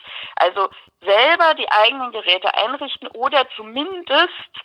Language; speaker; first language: German; native; German